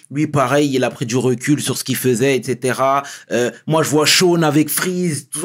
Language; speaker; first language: French; early bilingual, other home language; Wolof